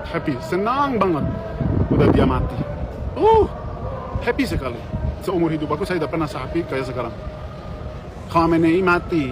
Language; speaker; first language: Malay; non-native, fluent; Persian